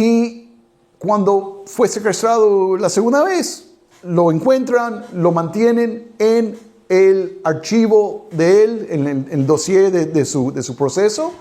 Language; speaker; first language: Spanish; non-native, fluent; English